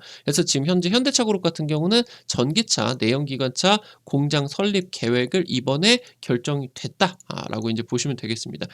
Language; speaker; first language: Korean; native; Korean